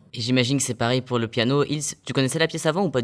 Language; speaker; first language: French; native; French